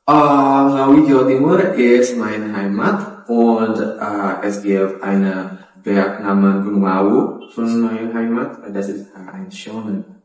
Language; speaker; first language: German; non-native, learner; Indonesian